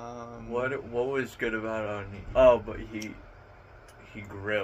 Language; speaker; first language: English; native; English